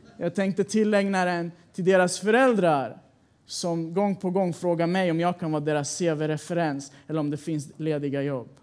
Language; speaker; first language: Swedish; early bilingual, other home language; Persian